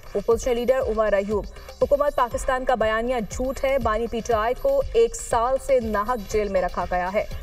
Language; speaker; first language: Urdu; native; Urdu